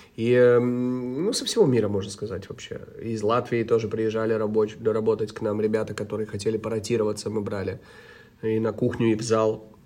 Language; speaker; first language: Russian; early bilingual, heritage; Russian